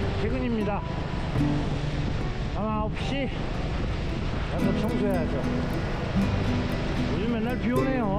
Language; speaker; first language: Korean; native; Korean